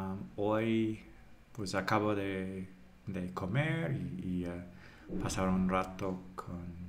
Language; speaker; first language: Spanish; non-native, fluent; English